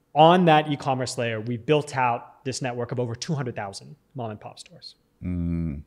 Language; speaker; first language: English; native; English